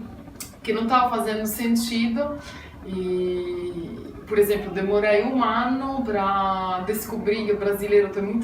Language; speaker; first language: Portuguese; non-native, fluent; Italian